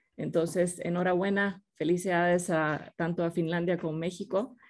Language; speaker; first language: Spanish; non-native, fluent; Finnish